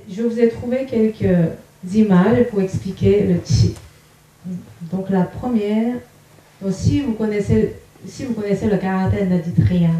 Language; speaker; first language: French; non-native, fluent; Chinese